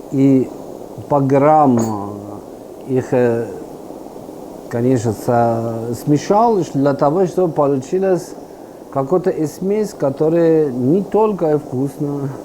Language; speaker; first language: Russian; non-native, fluent; Persian